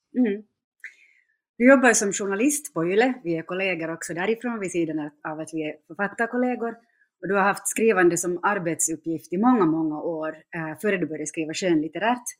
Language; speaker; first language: Swedish; native; Swedish